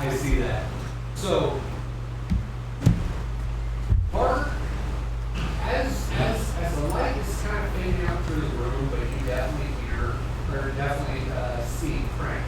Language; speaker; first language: English; native; English